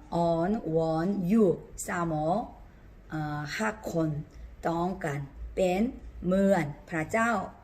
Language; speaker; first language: Thai; non-native, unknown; Korean